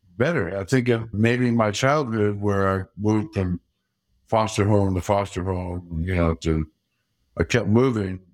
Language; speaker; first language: English; early bilingual, other home language; Dutch